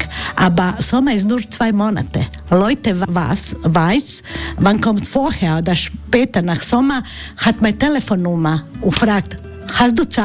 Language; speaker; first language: German; non-native, learner; Croatian